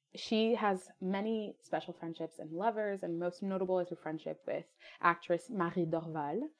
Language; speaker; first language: English; non-native, fluent; French